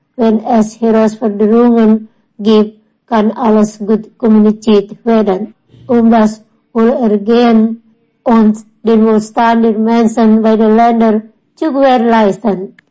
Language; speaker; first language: German; non-native, fluent; Indonesian